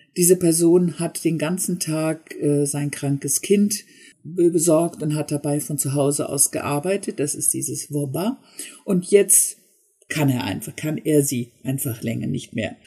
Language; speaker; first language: German; native; German